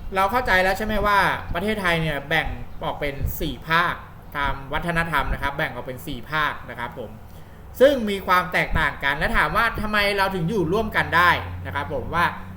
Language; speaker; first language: Thai; native; Thai